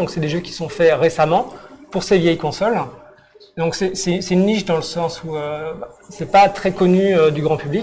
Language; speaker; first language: French; native; French